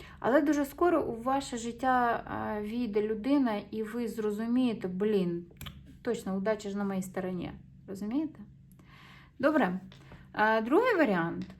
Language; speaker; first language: Ukrainian; non-native, local second language; Russian